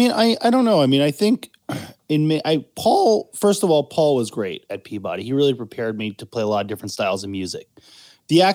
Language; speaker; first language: English; native; English